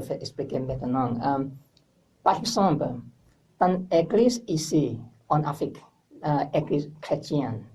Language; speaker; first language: French; non-native, learner; English